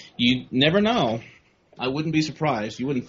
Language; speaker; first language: English; native; English